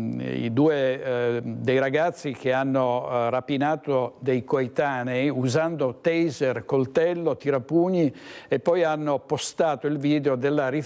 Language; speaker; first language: Italian; native; Italian